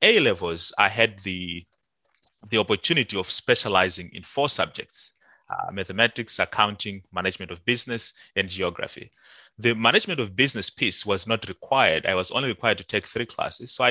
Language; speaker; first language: English; non-native, local second language; Shona